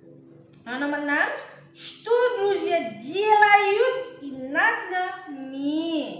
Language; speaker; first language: Russian; non-native, learner; Indonesian